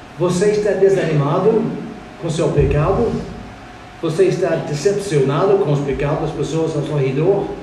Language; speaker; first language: Portuguese; non-native, fluent; English